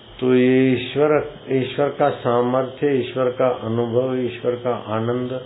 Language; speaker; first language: Hindi; native; Hindi